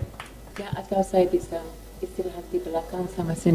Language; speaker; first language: Indonesian; non-native, fluent; English